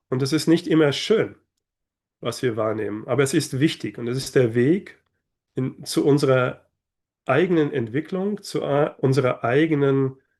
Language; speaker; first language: German; native; German